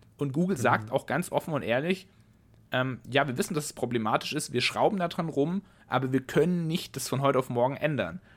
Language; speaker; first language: German; native; German